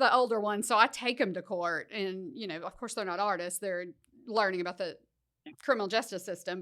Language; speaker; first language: English; native; English